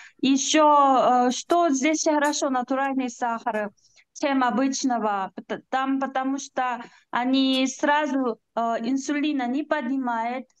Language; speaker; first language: Russian; non-native, learner; Korean